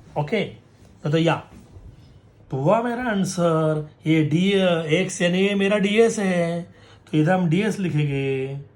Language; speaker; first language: Hindi; non-native, local second language; Marathi